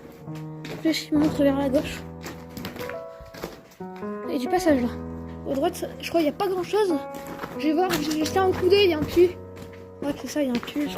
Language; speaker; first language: French; native; French